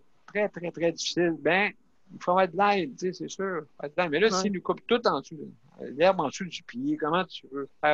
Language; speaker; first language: French; native; French